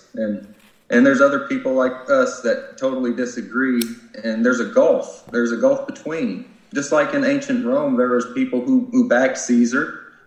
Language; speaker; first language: English; native; English